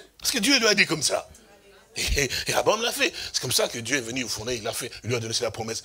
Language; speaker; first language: French; non-native, local second language; Lingala